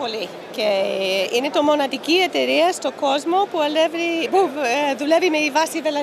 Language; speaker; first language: Greek; non-native, learner; English